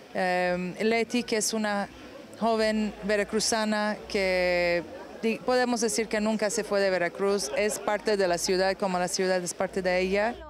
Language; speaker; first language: Spanish; non-native, fluent; Persian